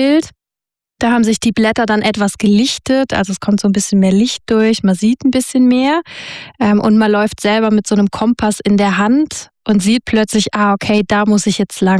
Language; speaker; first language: German; native; German